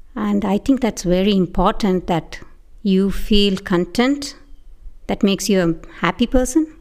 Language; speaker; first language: English; non-native, local second language; Tamil